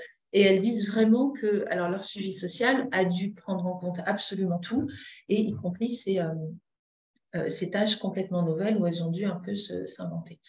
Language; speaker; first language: French; native; French